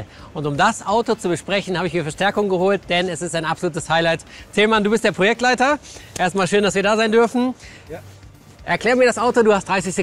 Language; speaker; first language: German; native; German